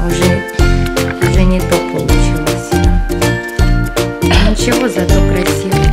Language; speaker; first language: Russian; native; Russian